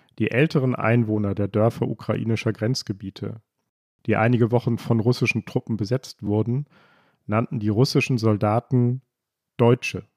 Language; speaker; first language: German; native; German